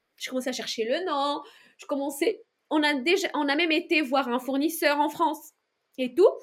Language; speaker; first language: French; non-native, local second language; Arabic